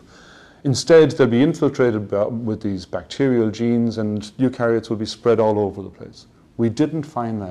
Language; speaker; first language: English; native; English